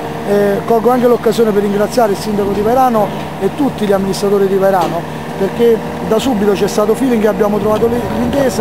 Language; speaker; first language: Italian; native; Italian